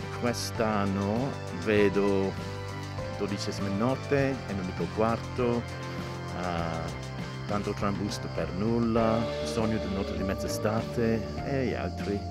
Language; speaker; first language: Italian; non-native, learner; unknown